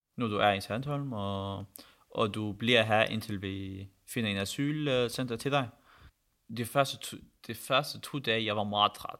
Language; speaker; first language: Danish; non-native, fluent; Arabic